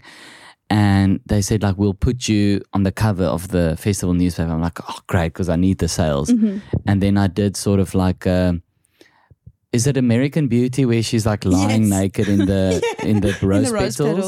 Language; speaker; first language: English; non-native, local second language; Afrikaans